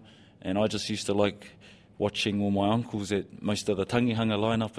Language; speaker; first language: English; native; English